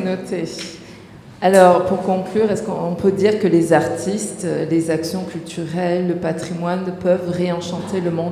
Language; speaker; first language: French; native; French